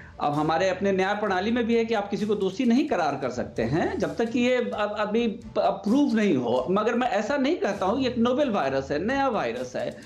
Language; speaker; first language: Hindi; native; Hindi